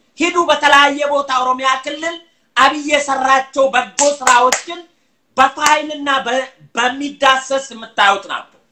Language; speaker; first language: Amharic; non-native, local second language; Oromo